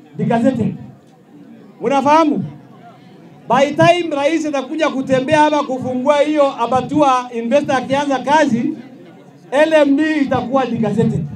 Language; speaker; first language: Swahili; non-native, local second language; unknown